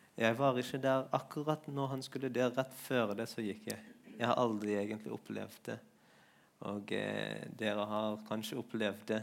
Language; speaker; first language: Norwegian; non-native, fluent; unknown